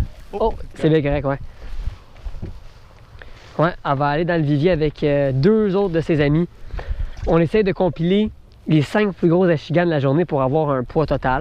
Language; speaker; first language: French; native; French